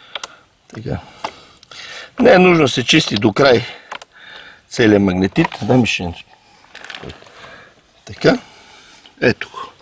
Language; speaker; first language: Bulgarian; native; Bulgarian